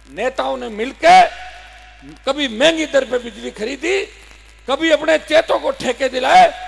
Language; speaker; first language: Hindi; native; Hindi